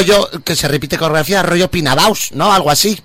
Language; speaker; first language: Spanish; native; Spanish